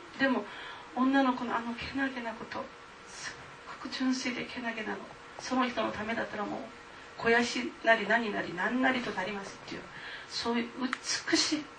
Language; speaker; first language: Japanese; non-native, fluent; Korean